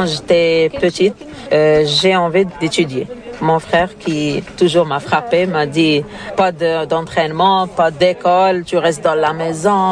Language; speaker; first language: French; non-native, learner; Arabic